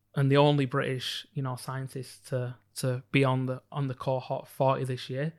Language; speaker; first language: English; native; English